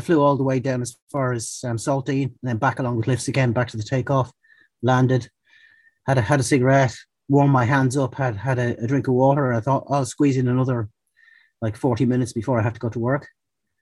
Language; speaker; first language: English; native; English